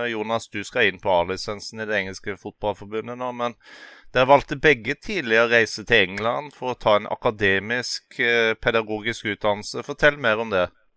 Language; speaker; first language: Norwegian; native; Norwegian